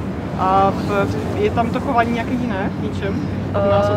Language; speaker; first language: Czech; native; Czech